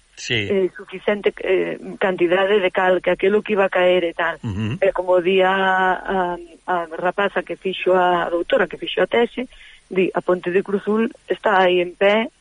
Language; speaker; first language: Galician; native; Galician